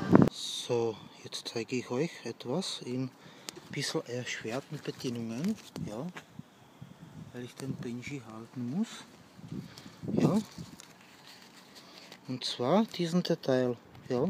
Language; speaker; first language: German; non-native, fluent; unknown